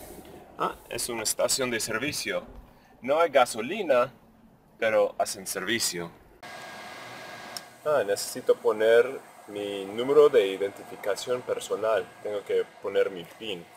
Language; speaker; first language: Spanish; non-native, fluent; English